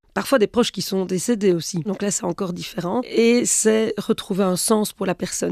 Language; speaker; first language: French; native; French